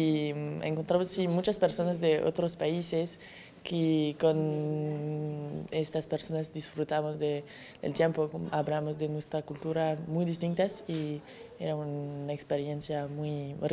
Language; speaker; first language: Spanish; non-native, fluent; French